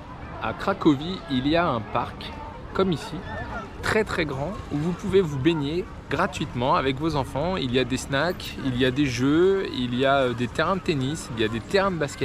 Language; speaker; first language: French; native; French